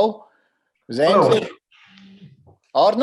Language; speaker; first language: German; non-native, fluent; Latvian